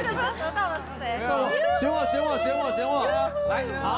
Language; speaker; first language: Chinese; native; Chinese